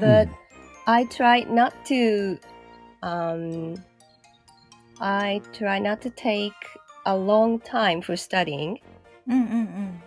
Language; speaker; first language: English; non-native, learner; Japanese